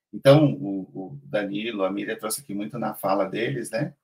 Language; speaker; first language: Portuguese; native; Portuguese